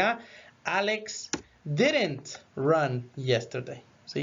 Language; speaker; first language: English; non-native, fluent; Spanish